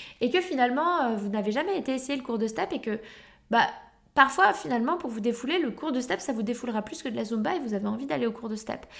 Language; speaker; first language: French; native; French